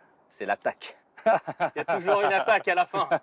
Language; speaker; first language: French; native; French